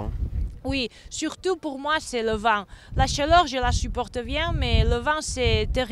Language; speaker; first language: French; non-native, fluent; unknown